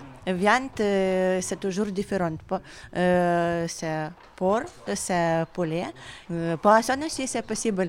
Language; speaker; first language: French; non-native, learner; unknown